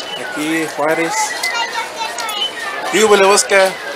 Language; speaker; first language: Spanish; early bilingual, heritage; Spanish